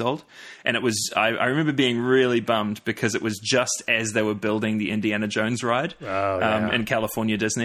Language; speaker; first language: English; native; English